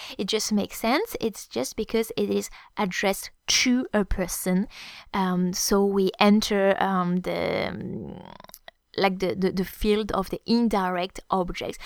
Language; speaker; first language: English; non-native, fluent; French